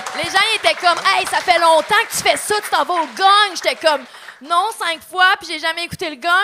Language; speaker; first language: French; native; French